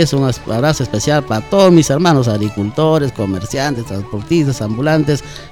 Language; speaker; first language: Spanish; native; Spanish